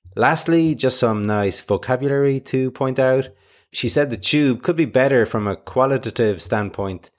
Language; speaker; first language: English; native; English